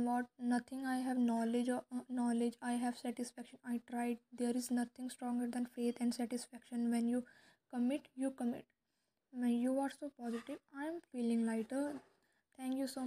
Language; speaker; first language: English; non-native, local second language; Hindi